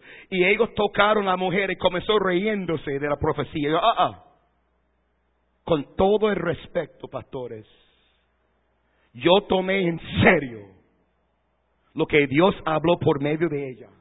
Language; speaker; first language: Spanish; non-native, fluent; English